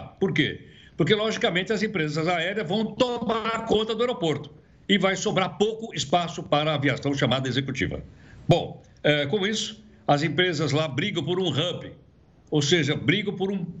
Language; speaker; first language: Portuguese; native; Portuguese